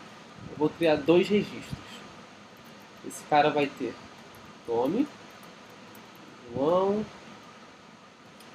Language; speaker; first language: Portuguese; native; Portuguese